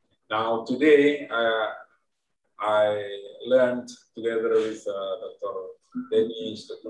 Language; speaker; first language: English; non-native, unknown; Indonesian